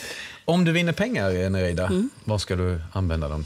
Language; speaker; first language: Swedish; native; Swedish